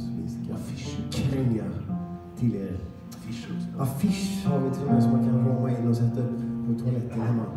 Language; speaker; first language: Swedish; native; Swedish